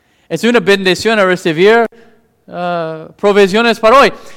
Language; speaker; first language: Spanish; non-native, fluent; English